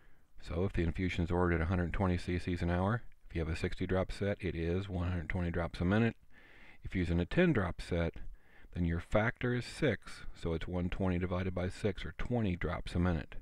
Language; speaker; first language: English; native; English